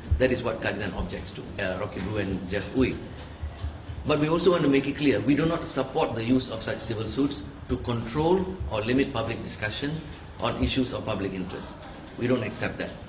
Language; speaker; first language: English; non-native, local second language; Tamil